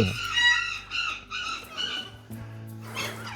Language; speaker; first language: English; non-native, learner; Polish